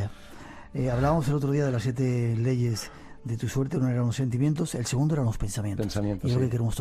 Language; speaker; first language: Spanish; native; Spanish